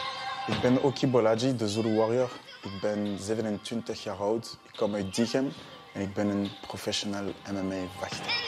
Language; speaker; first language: Dutch; non-native, learner; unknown